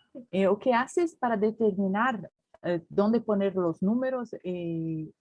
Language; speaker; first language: Spanish; non-native, learner; Portuguese